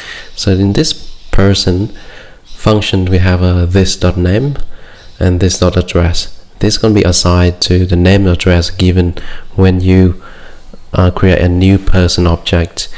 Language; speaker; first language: English; non-native, fluent; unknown